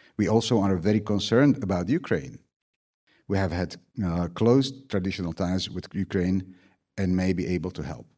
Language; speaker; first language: English; non-native, fluent; Slovak